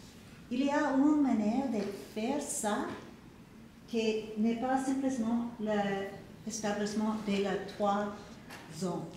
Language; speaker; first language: French; non-native, learner; English